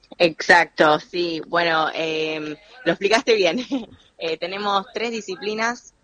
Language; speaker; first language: Spanish; early bilingual, other home language; English